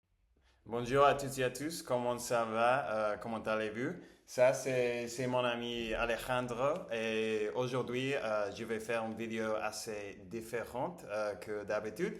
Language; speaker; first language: French; non-native, learner; English